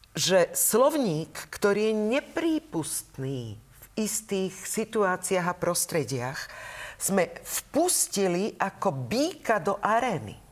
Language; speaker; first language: Slovak; native; Slovak